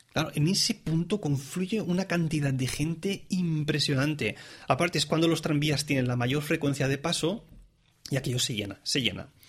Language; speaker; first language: Spanish; non-native, local second language; Catalan